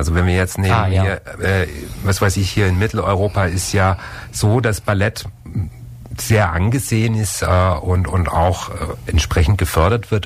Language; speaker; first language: German; native; German